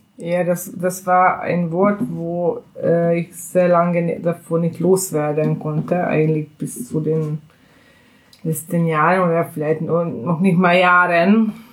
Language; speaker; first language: German; non-native, fluent; Hungarian